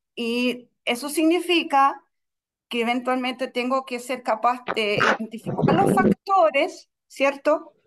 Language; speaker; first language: Spanish; non-native, fluent; Russian